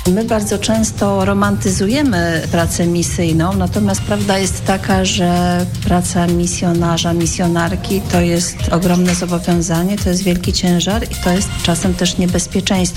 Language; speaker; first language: Polish; native; Polish